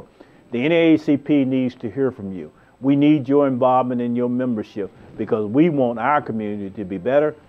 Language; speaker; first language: English; native; English